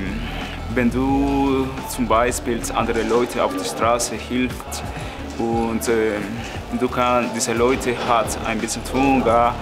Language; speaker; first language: German; non-native, learner; Spanish